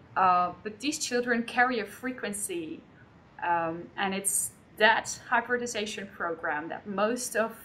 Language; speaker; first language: English; non-native, fluent; Dutch